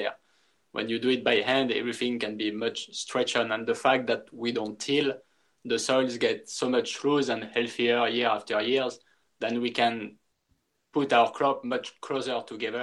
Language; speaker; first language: English; non-native, fluent; French